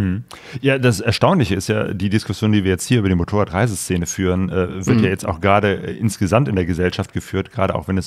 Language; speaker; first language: German; native; German